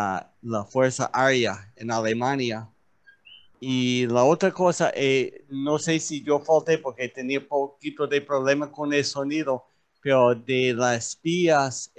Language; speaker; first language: Spanish; non-native, learner; English